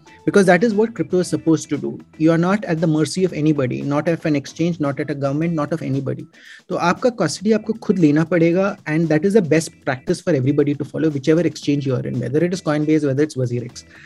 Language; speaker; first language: English; non-native, local second language; Malayalam